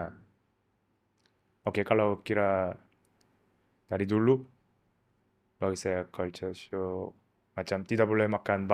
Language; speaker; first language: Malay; non-native, learner; Korean